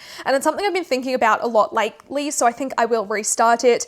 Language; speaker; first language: English; native; English